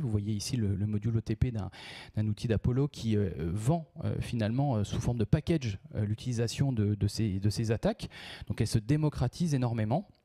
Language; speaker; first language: French; native; French